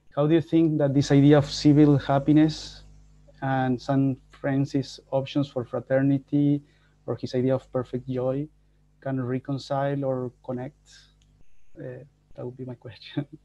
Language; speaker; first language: English; non-native, fluent; Spanish